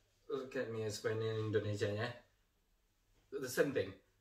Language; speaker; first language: English; non-native, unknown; Indonesian